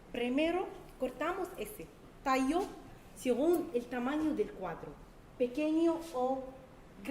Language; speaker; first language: Spanish; non-native, fluent; Arabic